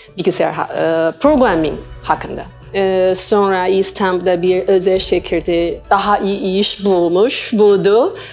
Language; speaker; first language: Turkish; non-native, learner; Chinese